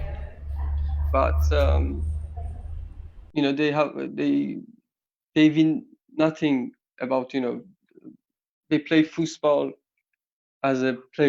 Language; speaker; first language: English; non-native, learner; Persian